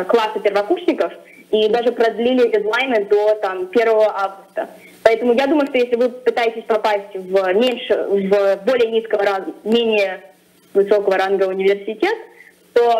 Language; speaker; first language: Russian; early bilingual, other home language; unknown